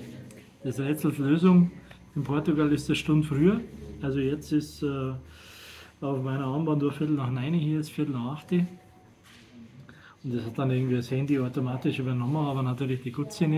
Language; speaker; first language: German; native; German